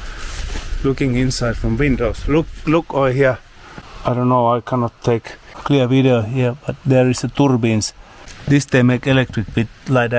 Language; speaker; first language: English; non-native, learner; Finnish